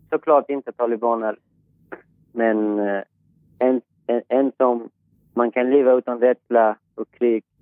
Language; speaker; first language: Swedish; non-native, fluent; Persian